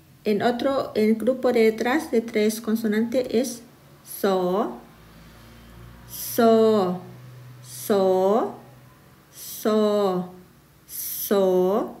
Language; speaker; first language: Spanish; non-native, fluent; Thai